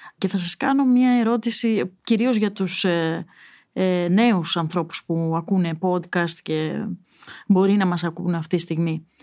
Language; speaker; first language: Greek; native; Greek